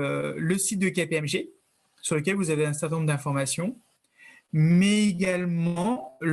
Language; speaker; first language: French; native; French